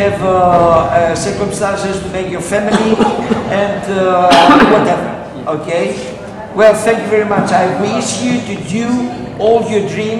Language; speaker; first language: English; non-native, fluent; Greek